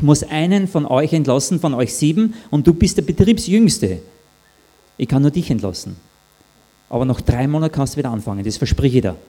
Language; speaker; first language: German; native; German